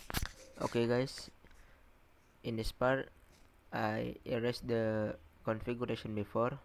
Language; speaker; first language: English; non-native, learner; Indonesian